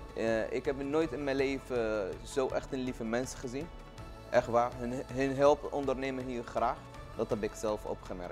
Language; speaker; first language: Dutch; non-native, learner; Arabic